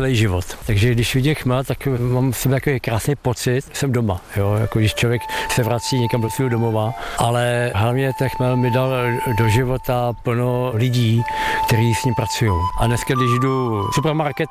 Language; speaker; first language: Czech; native; Czech